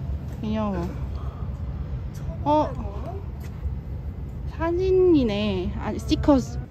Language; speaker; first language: Korean; non-native, learner; Chinese